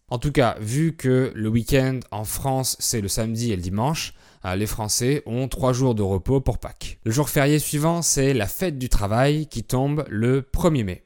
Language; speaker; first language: French; native; French